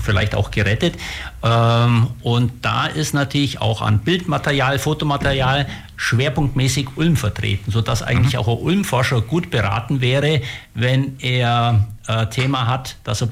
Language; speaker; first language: German; native; German